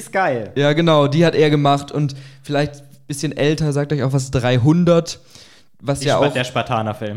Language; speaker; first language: German; native; German